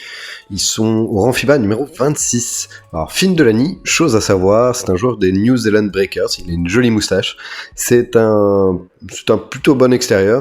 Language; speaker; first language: French; native; French